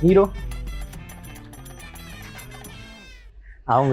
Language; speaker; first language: Tamil; native; Tamil